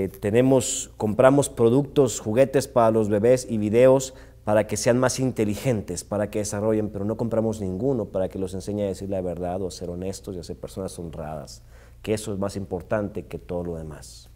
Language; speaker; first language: Spanish; native; Spanish